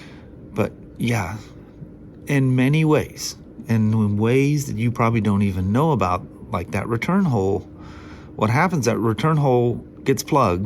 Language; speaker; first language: English; native; English